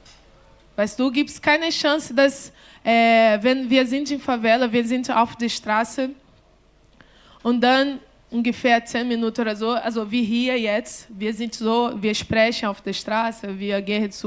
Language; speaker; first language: German; non-native, learner; Portuguese